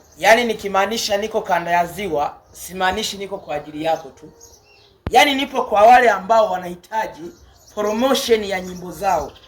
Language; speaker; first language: Swahili; native; Swahili